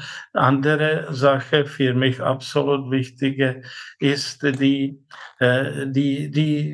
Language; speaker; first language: German; non-native, fluent; Czech